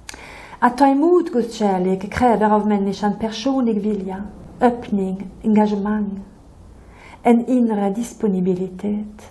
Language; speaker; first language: Swedish; non-native, fluent; French